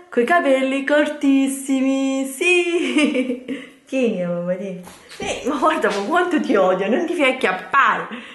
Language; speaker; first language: Italian; native; Italian